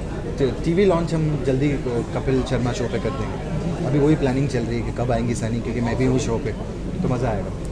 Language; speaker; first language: Hindi; native; Hindi